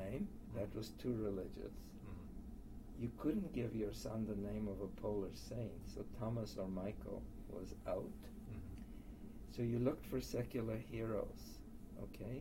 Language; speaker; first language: English; early bilingual, other home language; Polish